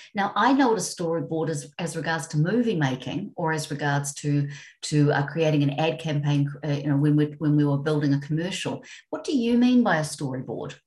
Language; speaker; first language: English; native; English